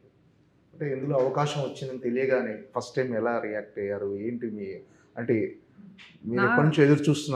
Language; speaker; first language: Telugu; native; Telugu